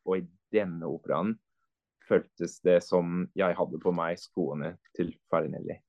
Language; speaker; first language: Norwegian; non-native, fluent; English